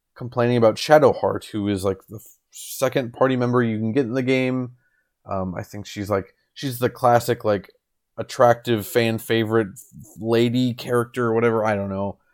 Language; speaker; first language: English; native; English